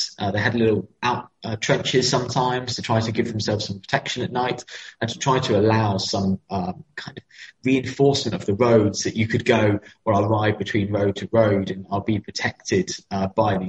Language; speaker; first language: English; native; English